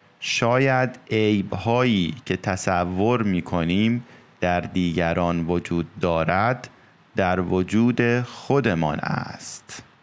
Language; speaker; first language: Persian; native; Persian